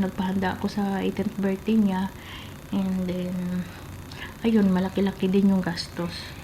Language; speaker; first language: Filipino; non-native, local second language; Cebuano